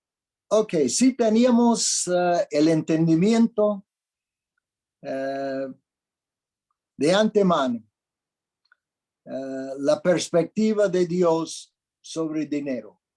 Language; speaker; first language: Spanish; non-native, fluent; English